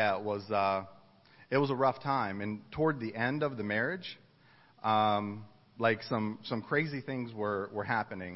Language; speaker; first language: English; native; English